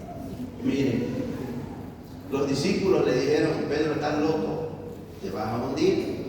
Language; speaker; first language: Spanish; native; Spanish